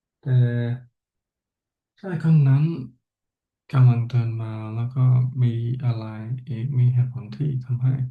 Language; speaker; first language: Thai; non-native, learner; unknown